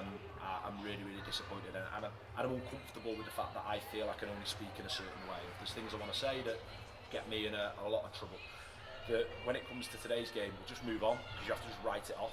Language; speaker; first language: English; native; English